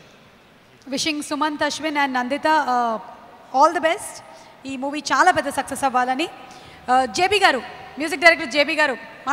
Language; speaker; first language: Telugu; native; Telugu